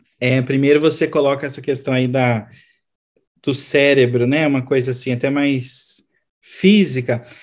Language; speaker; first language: Portuguese; native; Portuguese